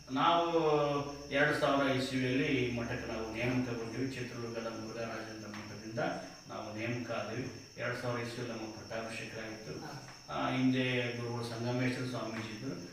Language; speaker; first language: Kannada; native; Kannada